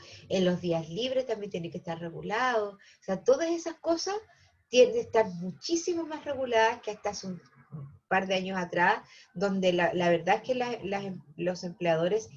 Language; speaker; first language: Spanish; native; Spanish